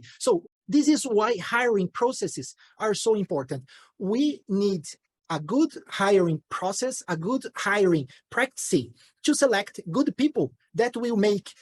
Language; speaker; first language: English; non-native, fluent; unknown